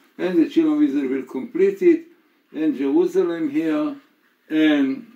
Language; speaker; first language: English; non-native, fluent; Hebrew